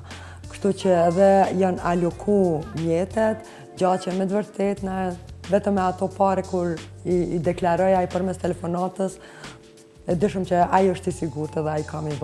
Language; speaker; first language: Albanian; native; Albanian